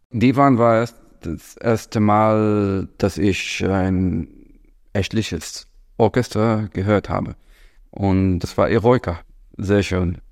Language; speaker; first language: German; non-native, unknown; Arabic